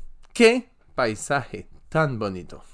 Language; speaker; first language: Spanish; non-native, learner; French